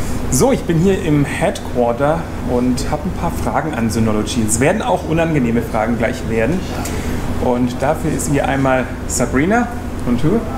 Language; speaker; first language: German; native; German